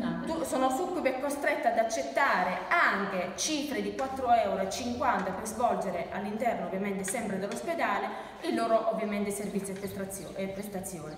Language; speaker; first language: Italian; native; Italian